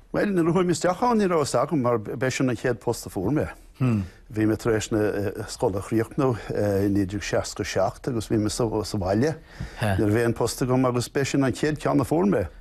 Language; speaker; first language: Irish; non-native, local second language; English